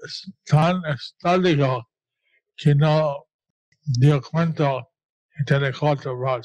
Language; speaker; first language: Spanish; non-native, learner; English